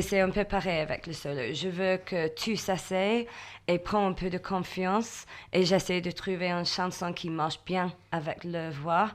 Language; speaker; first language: French; non-native, fluent; English